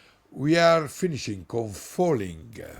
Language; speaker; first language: English; non-native, learner; Italian